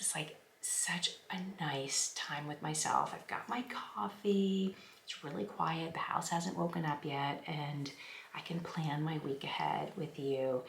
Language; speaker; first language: English; native; English